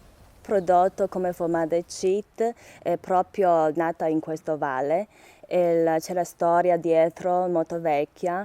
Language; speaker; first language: Italian; non-native, learner; Chinese